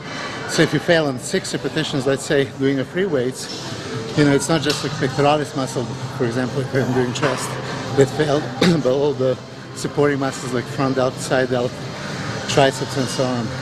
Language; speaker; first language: English; non-native, fluent; Serbian